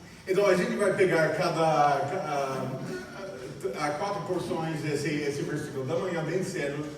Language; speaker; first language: Portuguese; non-native, fluent; English